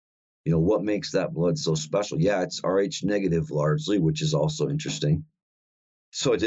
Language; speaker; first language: English; native; English